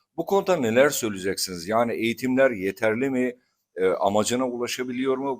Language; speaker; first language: Turkish; native; Turkish